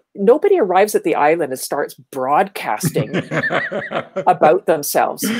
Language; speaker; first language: English; native; English